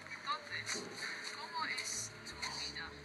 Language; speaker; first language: Spanish; non-native, learner; English